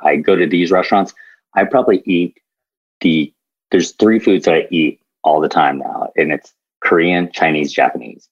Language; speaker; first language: English; native; English